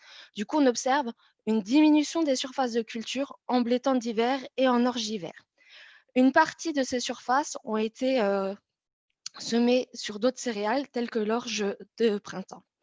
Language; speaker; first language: French; native; French